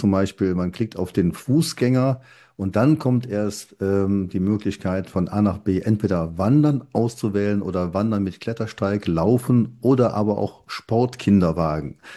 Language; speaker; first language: German; native; German